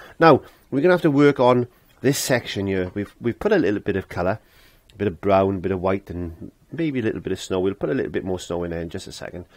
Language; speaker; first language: English; native; English